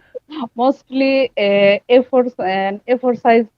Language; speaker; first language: English; non-native, learner; Bangla